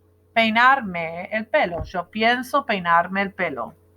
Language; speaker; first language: Spanish; non-native, fluent; English